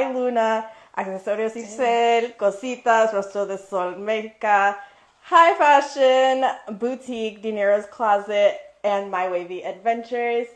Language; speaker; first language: Spanish; early bilingual, heritage; Spanish